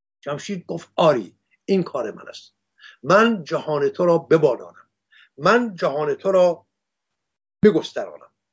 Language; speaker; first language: Persian; non-native, local second language; Assyrian Neo-Aramaic